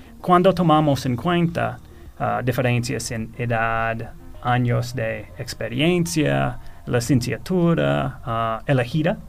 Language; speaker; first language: Spanish; non-native, fluent; English